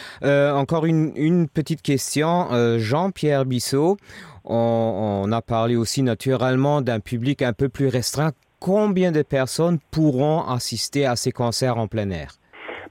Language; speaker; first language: French; non-native, local second language; Luxembourgish